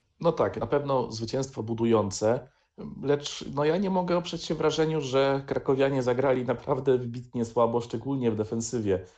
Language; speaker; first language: Polish; native; Polish